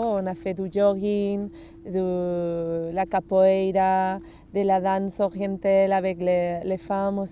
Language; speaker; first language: French; non-native, learner; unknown